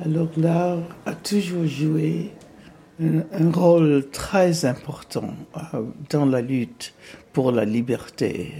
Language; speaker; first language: French; non-native, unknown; English